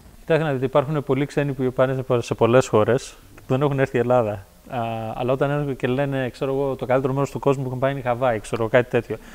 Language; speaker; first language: Greek; early bilingual, heritage; Greek